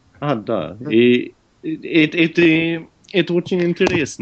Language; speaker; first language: Russian; non-native, learner; English